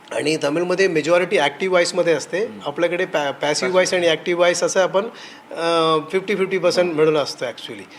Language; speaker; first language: Marathi; non-native, local second language; Tamil